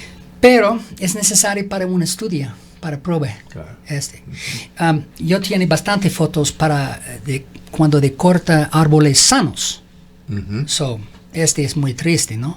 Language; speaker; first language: Spanish; non-native, learner; English